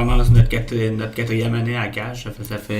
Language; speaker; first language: French; native; French